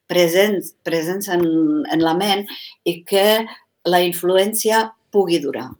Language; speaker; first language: Catalan; non-native, fluent; Czech